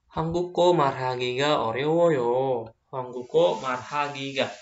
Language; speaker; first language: Korean; non-native, fluent; Indonesian